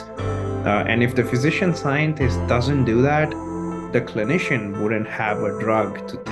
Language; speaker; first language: English; non-native, local second language; Hindi